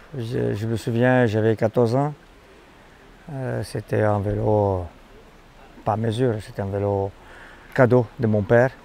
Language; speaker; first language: French; non-native, fluent; Italian